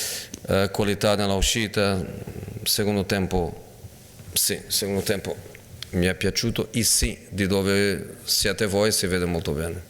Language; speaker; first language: Italian; non-native, fluent; Portuguese